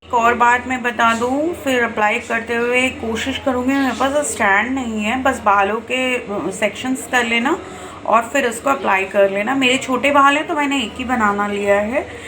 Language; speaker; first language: Hindi; non-native, local second language; Bangla